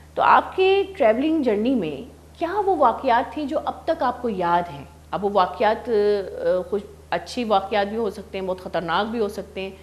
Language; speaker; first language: Urdu; non-native, local second language; Baluchi